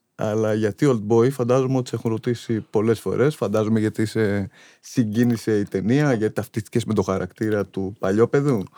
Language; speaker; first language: Greek; native; Greek